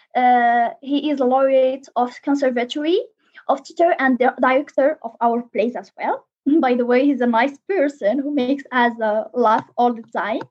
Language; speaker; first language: English; non-native, learner; Arabic